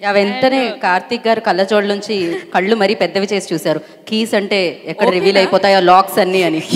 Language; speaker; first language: Telugu; native; Telugu